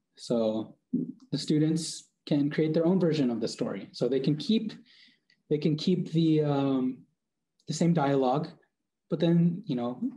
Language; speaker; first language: English; native; English